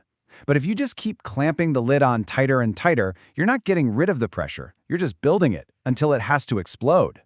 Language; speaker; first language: English; native; English